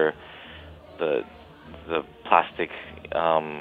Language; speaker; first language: English; non-native, local second language; Cantonese